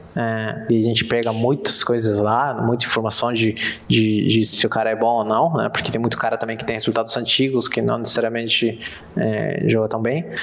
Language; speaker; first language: Portuguese; non-native, fluent; Spanish